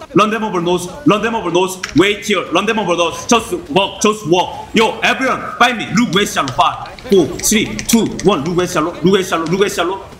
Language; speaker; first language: English; non-native, learner; Korean